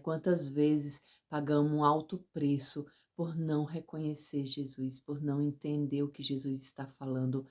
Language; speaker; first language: Portuguese; native; Portuguese